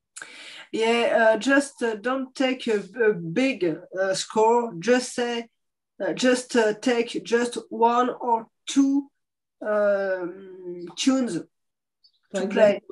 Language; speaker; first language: English; non-native, fluent; French